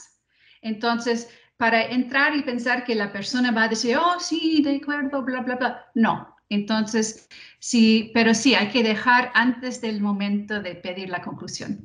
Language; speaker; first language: Spanish; non-native, fluent; English